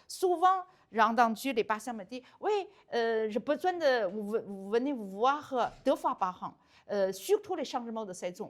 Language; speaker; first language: French; non-native, learner; Chinese